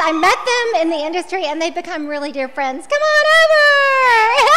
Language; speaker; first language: English; native; English